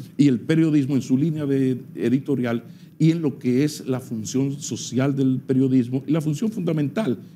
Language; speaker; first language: Spanish; native; Spanish